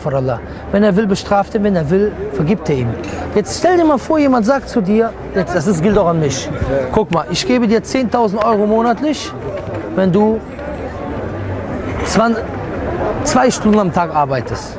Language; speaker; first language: German; native; German